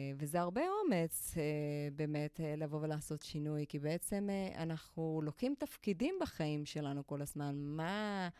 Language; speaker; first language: Hebrew; non-native, fluent; Spanish